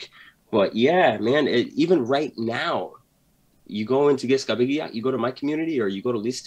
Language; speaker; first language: English; native; English